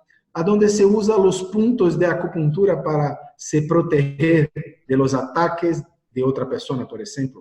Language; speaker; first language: Spanish; non-native, learner; Portuguese